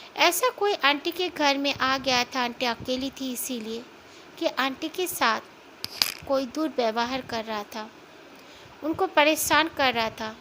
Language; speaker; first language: Hindi; non-native, local second language; Bangla